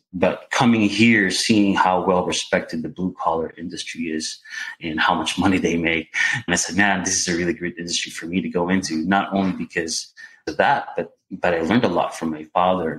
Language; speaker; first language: English; non-native, local second language; Filipino